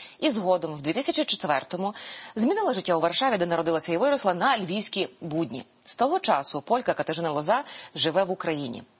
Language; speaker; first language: Ukrainian; native; Ukrainian